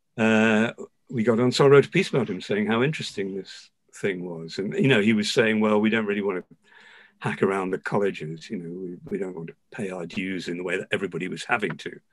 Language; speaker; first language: English; native; English